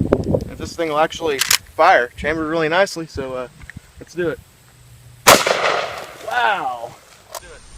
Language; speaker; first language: English; native; English